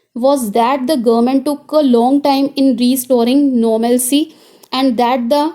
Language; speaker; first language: English; non-native, local second language; Punjabi